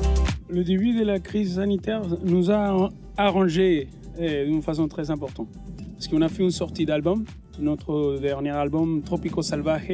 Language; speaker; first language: French; non-native, fluent; Spanish